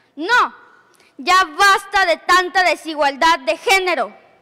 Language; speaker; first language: Spanish; native; Spanish